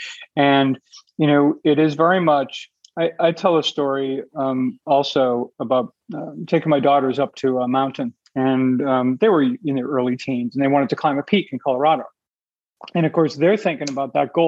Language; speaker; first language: English; native; English